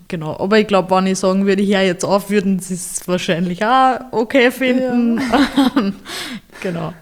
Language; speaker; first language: German; native; German